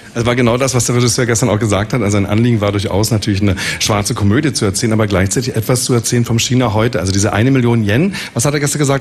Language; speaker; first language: German; native; German